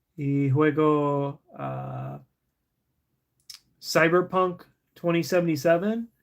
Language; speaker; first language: Spanish; non-native, learner; English